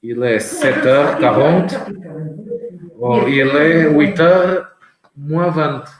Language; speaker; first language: French; non-native, learner; Portuguese